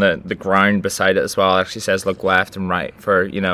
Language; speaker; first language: English; native; English